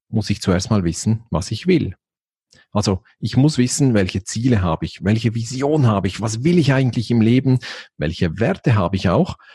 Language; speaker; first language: German; native; German